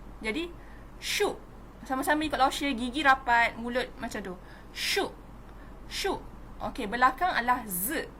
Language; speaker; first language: Malay; native; Malay